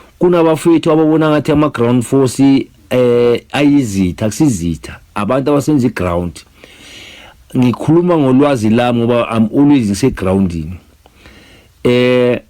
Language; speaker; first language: Zulu; native; Zulu